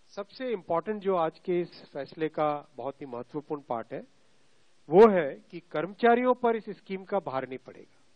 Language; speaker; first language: Hindi; native; Hindi